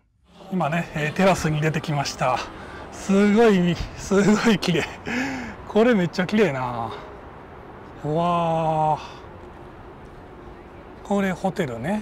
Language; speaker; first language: Japanese; native; Japanese